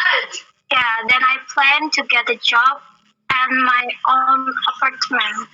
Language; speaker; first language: English; non-native, learner; Indonesian